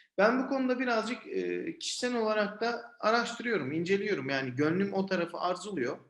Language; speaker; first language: Turkish; native; Turkish